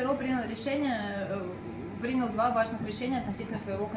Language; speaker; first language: Russian; native; Russian